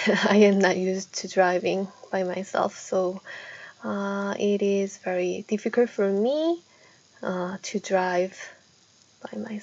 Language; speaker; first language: English; non-native, fluent; Korean